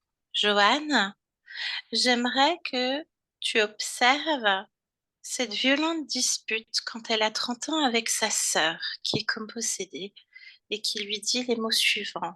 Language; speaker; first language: French; native; French